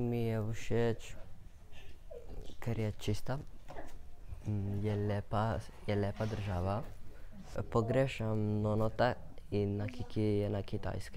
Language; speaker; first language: Slovenian; early bilingual, other home language; Chinese